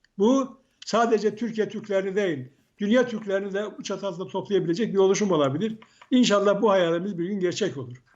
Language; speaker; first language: Turkish; native; Turkish